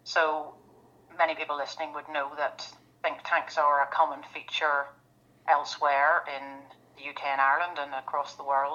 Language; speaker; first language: English; native; English